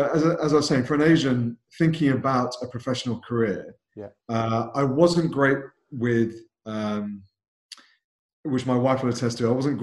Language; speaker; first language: English; native; English